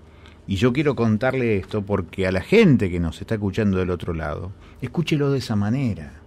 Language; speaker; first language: Spanish; native; Spanish